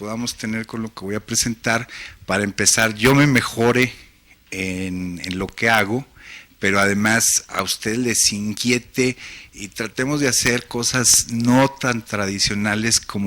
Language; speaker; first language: Spanish; native; Spanish